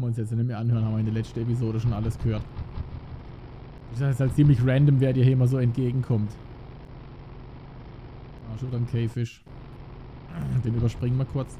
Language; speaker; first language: German; native; German